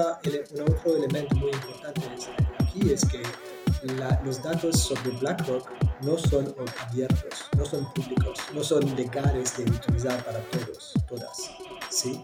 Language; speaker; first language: Spanish; non-native, learner; French